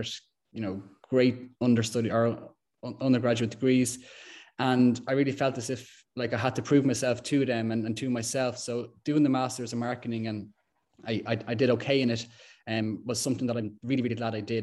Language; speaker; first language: English; native; English